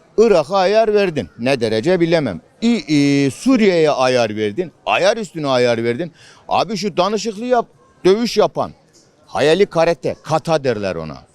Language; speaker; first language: Turkish; native; Turkish